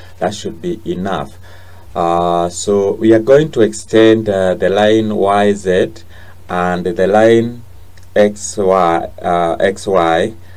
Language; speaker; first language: English; non-native, local second language; Swahili